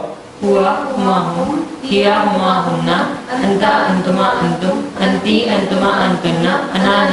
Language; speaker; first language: Arabic; non-native, learner; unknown